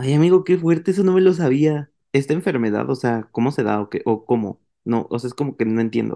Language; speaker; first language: Spanish; native; Spanish